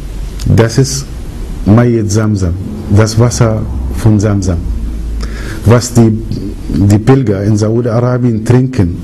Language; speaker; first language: German; early bilingual, other home language; Arabic